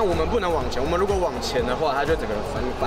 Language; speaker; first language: Chinese; native; Chinese